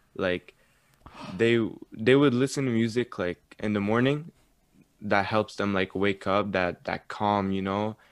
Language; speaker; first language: English; early bilingual, other home language; Arabic